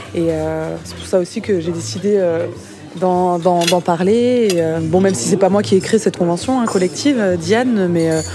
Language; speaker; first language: French; native; French